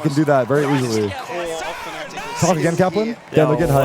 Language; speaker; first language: English; native; English